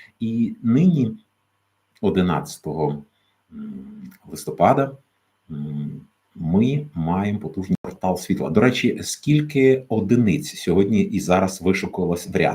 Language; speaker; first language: Ukrainian; native; Ukrainian